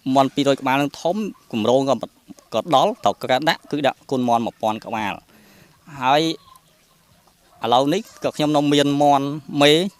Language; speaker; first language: Khmer; native; Khmer